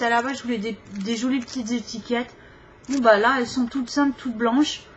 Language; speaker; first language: French; native; French